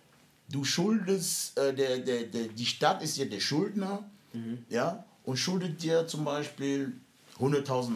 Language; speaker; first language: German; non-native, fluent; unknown